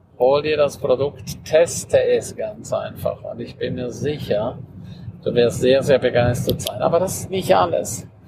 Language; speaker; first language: German; non-native, local second language; Romansh